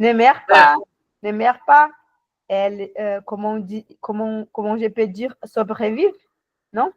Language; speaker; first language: French; non-native, learner; Portuguese